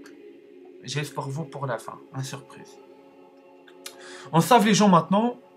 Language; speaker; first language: French; non-native, learner; Arabic